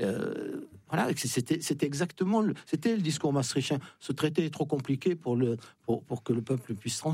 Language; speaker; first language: French; native; French